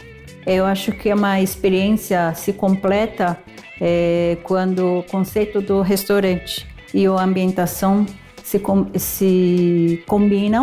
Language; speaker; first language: Portuguese; non-native, fluent; Japanese